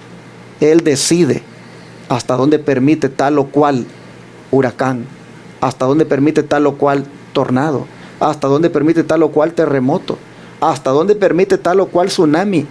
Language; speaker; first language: Spanish; native; Spanish